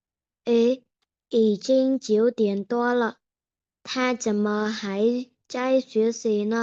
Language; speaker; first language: Chinese; non-native, learner; Khmer